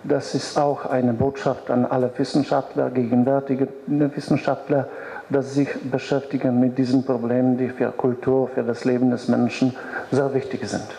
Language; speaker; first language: German; non-native, fluent; Polish